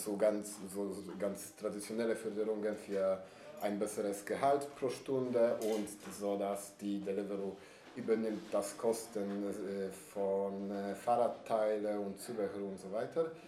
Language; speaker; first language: German; non-native, learner; Polish